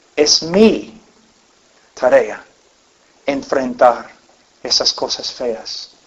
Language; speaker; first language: Spanish; non-native, fluent; English